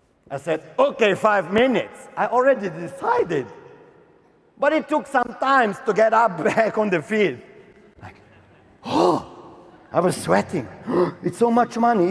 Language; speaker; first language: English; non-native, fluent; Slovenian